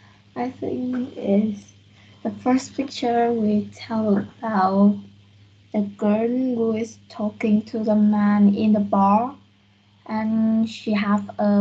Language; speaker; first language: English; non-native, learner; Vietnamese